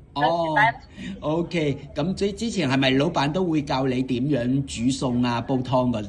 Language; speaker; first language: Cantonese; native; Cantonese